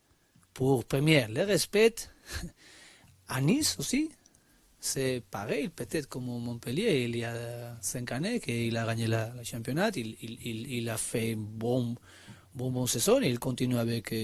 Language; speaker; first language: French; non-native, learner; Spanish